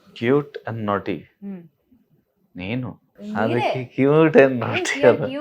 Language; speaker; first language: Telugu; non-native, learner; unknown